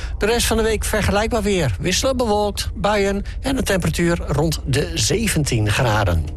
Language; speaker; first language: Dutch; native; Dutch